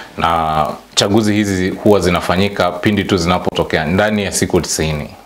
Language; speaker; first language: Swahili; non-native, local second language; Luyia